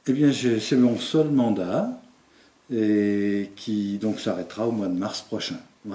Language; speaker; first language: French; native; French